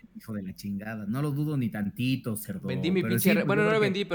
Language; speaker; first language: Spanish; native; Spanish